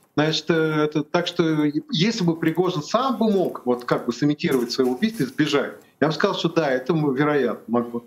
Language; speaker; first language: Russian; native; Russian